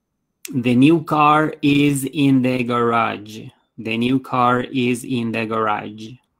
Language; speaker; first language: English; non-native, fluent; Spanish